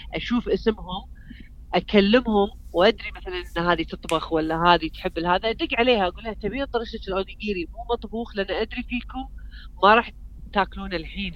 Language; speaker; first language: Arabic; early bilingual, heritage; Arabic